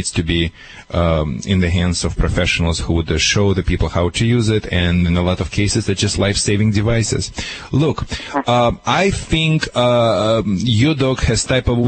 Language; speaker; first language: English; non-native, fluent; Romanian